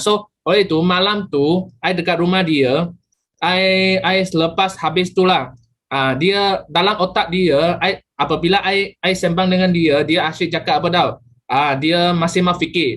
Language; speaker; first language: Malay; native; Malay